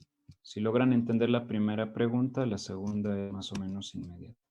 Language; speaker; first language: Spanish; native; Spanish